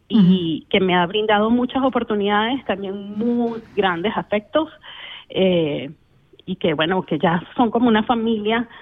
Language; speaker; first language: Spanish; native; Spanish